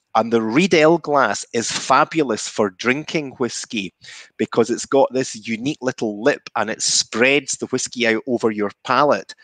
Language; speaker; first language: English; native; English